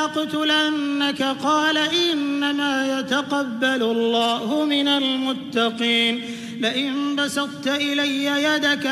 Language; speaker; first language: Arabic; native; Arabic